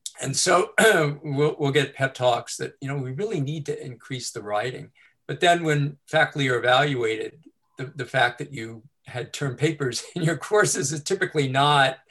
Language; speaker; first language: English; native; English